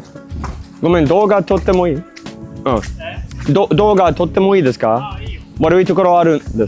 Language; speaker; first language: Japanese; non-native, learner; English